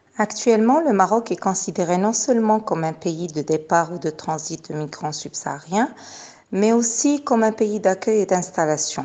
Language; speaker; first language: French; non-native, local second language; Arabic